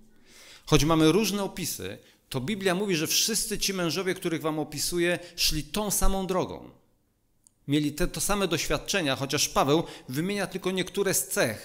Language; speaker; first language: Polish; native; Polish